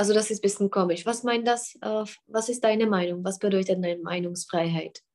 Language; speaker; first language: German; non-native, fluent; Czech